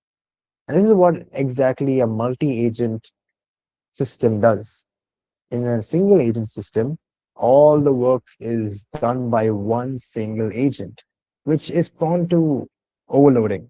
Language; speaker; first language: English; non-native, local second language; Malayalam